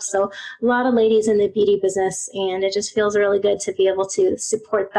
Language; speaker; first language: English; native; English